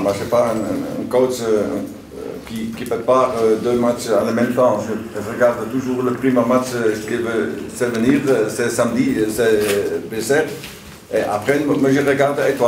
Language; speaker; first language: French; non-native, learner; Dutch